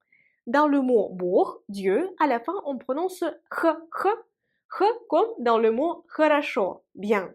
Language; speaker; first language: French; non-native, fluent; Russian